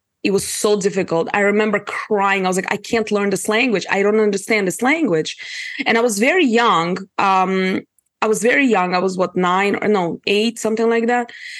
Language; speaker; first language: English; early bilingual, other home language; Russian